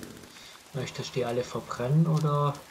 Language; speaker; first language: German; native; German